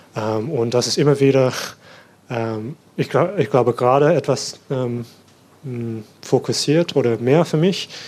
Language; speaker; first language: German; non-native, learner; English